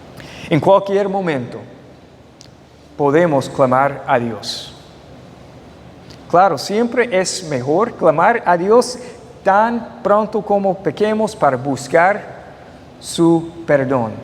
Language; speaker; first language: Spanish; non-native, fluent; English